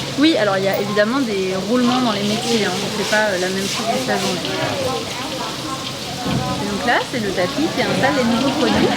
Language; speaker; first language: French; native; French